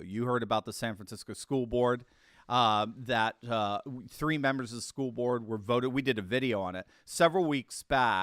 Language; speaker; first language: English; native; English